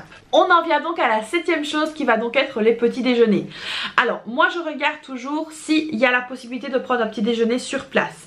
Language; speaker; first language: French; native; French